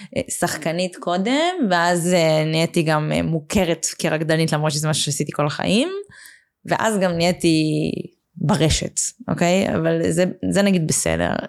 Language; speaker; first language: Hebrew; native; Hebrew